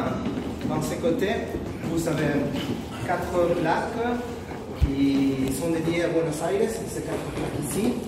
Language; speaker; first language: French; non-native, fluent; Spanish